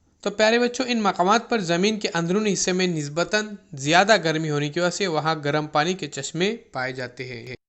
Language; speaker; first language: Urdu; native; Urdu